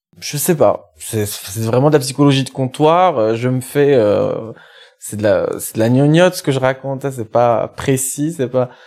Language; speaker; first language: French; non-native, local second language; Arabic